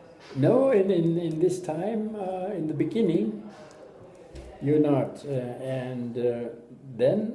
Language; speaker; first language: English; non-native, learner; German